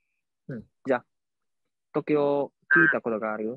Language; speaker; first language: Japanese; non-native, learner; Vietnamese